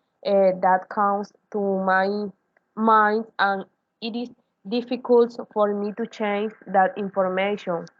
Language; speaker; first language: English; non-native, learner; Spanish